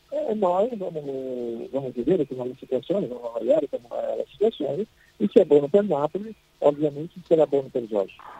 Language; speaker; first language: Italian; non-native, learner; Portuguese